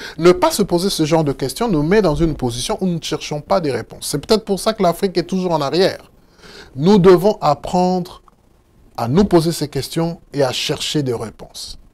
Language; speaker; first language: French; non-native, local second language; Lingala